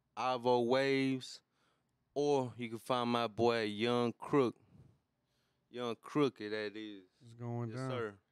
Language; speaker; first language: English; native; English